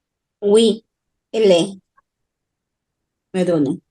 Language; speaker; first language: French; non-native, learner; Spanish